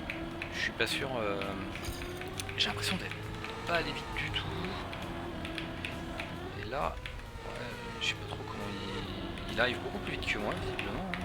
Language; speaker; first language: French; native; French